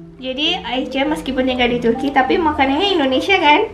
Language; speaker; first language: Indonesian; native; Indonesian